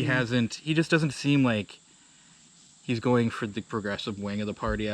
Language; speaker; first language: English; native; English